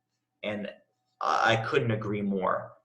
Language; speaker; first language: English; native; English